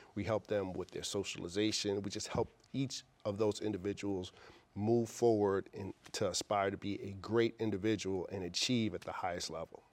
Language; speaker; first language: English; native; English